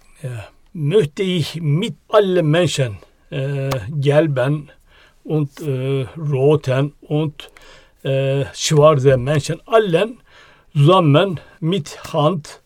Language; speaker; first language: German; non-native, learner; Turkish